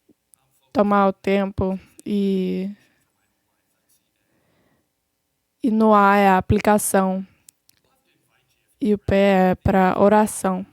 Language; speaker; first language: Portuguese; non-native, fluent; English